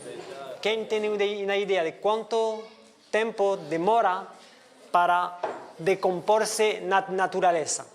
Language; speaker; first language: Spanish; non-native, learner; French